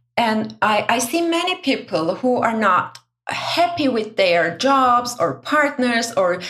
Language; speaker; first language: English; non-native, fluent; Turkish